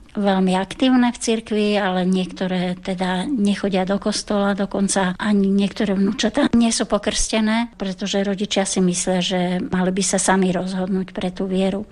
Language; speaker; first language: Slovak; native; Slovak